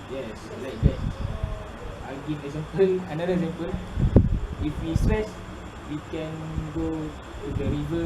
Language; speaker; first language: English; non-native, learner; Malay